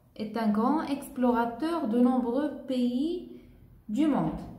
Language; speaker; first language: French; non-native, local second language; Arabic